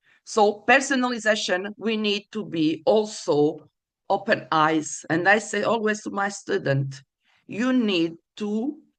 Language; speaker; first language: English; non-native, fluent; Portuguese